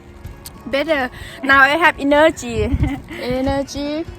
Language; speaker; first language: English; non-native, learner; Thai